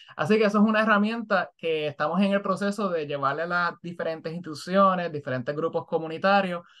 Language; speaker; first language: Spanish; native; Spanish